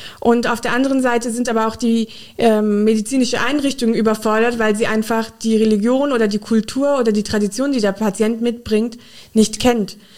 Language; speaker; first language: German; early bilingual, other home language; Urdu